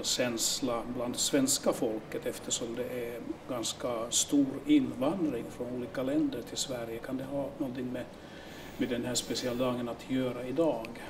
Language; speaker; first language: Swedish; non-native, local second language; Finnish